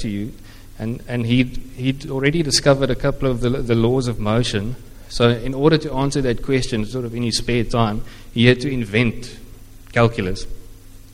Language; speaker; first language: English; non-native, local second language; Afrikaans